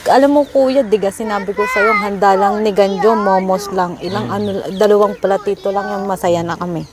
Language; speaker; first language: Filipino; native; Filipino